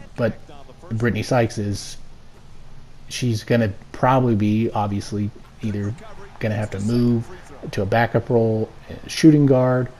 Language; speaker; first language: English; native; English